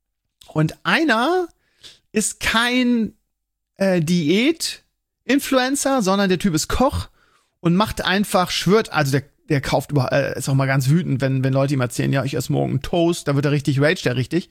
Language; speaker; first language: German; native; German